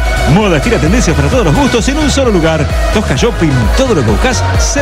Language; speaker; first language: Spanish; native; Spanish